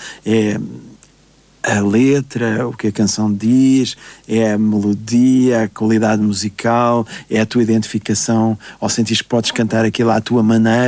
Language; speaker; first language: Portuguese; native; Portuguese